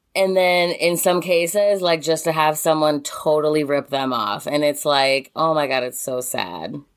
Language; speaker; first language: English; native; English